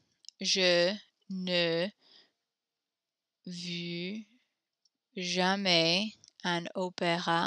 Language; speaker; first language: French; non-native, learner; English